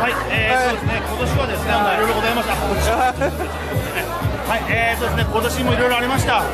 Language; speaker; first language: Japanese; native; Japanese